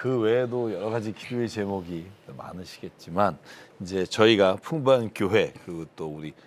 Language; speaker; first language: Korean; native; Korean